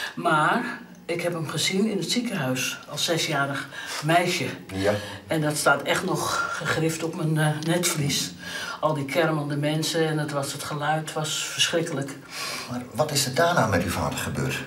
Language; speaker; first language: Dutch; native; Dutch